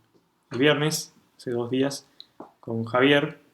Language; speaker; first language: Spanish; native; Spanish